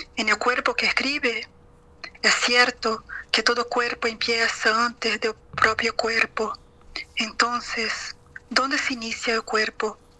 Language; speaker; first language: Spanish; non-native, fluent; Portuguese